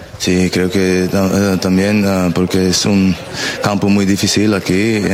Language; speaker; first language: Spanish; non-native, learner; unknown